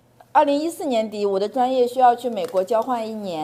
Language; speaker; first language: Chinese; native; Chinese